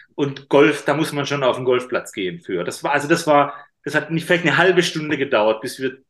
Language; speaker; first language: German; native; German